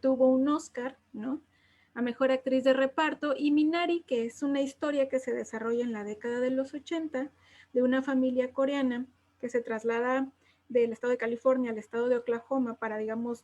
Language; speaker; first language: Spanish; native; Spanish